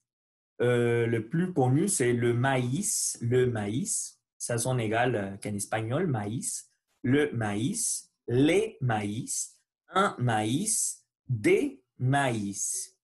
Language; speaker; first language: French; non-native, learner; Spanish